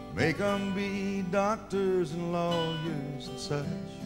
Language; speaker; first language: English; native; English